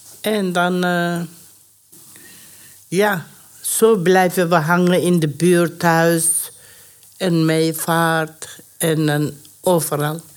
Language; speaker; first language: Dutch; non-native, learner; Persian